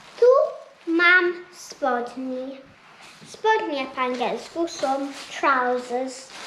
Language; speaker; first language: Polish; early bilingual, heritage; Polish